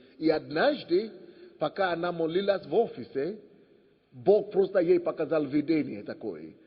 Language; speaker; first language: Russian; non-native, fluent; Yoruba